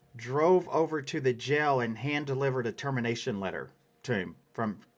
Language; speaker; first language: English; native; English